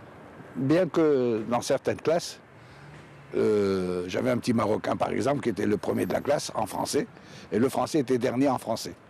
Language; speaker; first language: French; non-native, local second language; Arabic